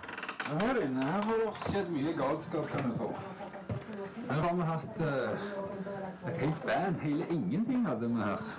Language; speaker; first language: Norwegian; native; Norwegian